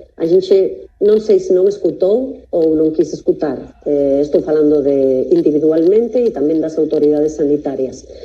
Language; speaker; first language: Portuguese; non-native, fluent; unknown